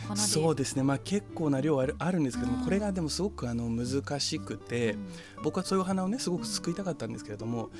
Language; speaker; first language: Japanese; early bilingual, other home language; Portuguese